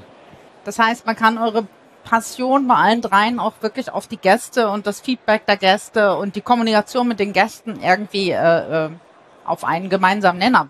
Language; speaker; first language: German; native; German